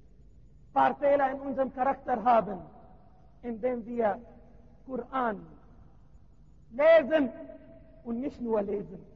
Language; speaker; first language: German; non-native, learner; Arabic